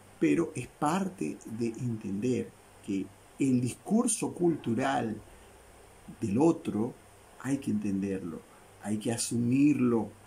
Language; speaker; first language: Spanish; native; Spanish